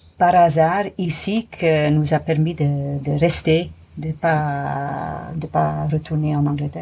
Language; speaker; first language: French; non-native, fluent; English